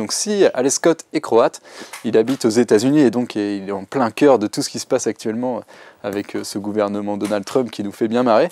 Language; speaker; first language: French; native; French